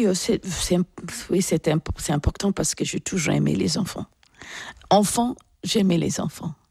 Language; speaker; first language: French; non-native, fluent; English